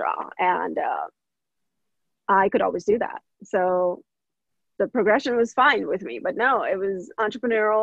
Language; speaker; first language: English; non-native, local second language; Gujarati